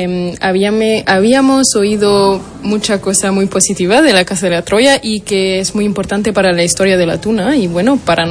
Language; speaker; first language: Spanish; non-native, fluent; Portuguese